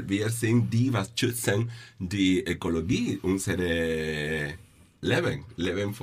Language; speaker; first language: German; non-native, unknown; Spanish